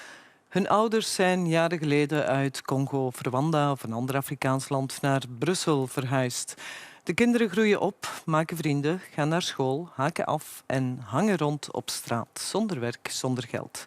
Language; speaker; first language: Dutch; native; Dutch